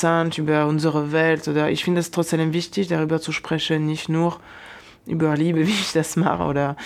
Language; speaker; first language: German; non-native, fluent; French